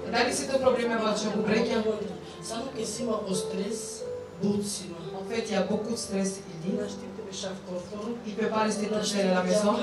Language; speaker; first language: French; non-native, learner; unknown